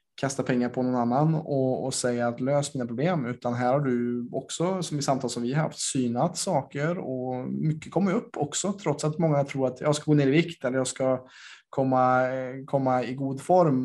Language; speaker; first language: Swedish; native; Swedish